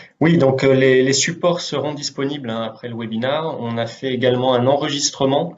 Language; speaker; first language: French; native; French